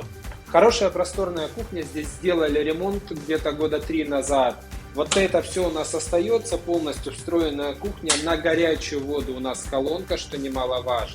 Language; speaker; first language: Russian; native; Russian